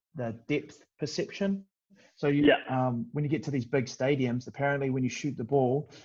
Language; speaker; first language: English; native; English